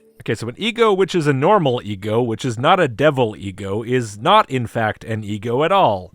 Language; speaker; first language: English; native; English